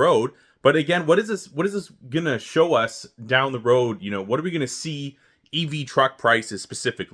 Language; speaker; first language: English; native; English